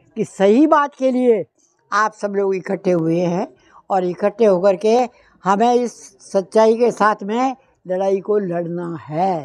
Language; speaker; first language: Hindi; native; Hindi